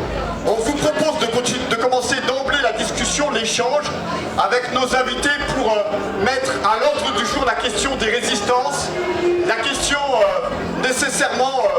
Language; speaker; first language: French; native; French